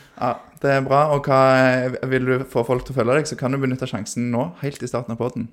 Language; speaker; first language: Norwegian; native; Norwegian